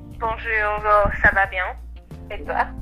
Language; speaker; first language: French; non-native, learner; Spanish